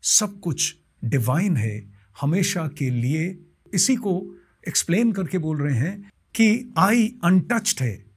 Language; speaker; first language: Hindi; non-native, local second language; Bangla